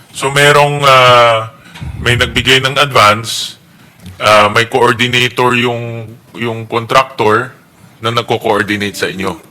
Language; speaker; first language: Filipino; native; Filipino